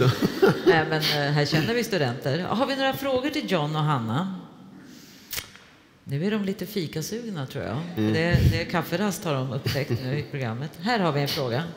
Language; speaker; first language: Swedish; native; Swedish